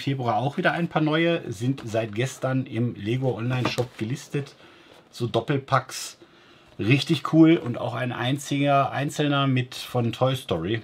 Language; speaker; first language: German; native; German